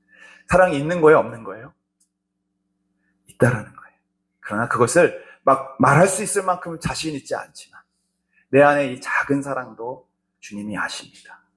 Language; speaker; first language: Korean; native; Korean